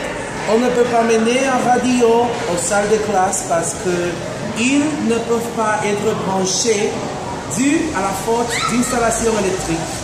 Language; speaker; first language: French; non-native, learner; Spanish